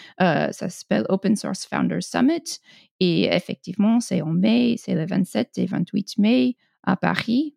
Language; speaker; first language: French; non-native, fluent; English